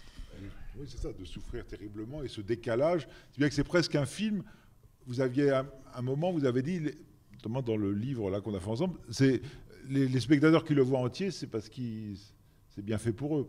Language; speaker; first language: French; native; French